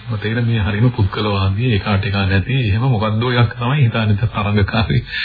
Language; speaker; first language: Sinhala; native; Sinhala